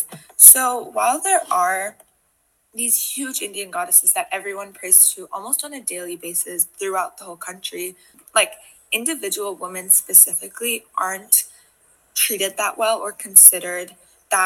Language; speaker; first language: English; non-native, local second language; Hindi